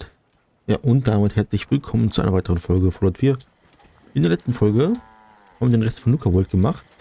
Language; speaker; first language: German; native; German